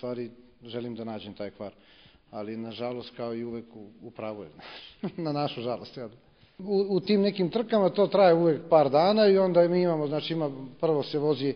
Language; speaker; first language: Bosnian; native; Bosnian